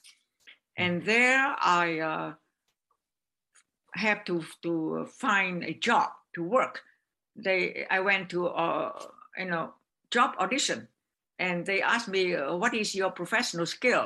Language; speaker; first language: English; non-native, learner; Vietnamese